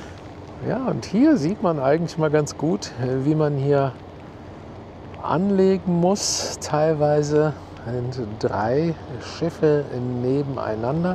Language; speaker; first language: German; native; German